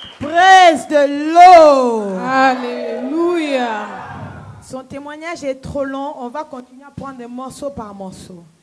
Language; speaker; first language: French; non-native, local second language; Lingala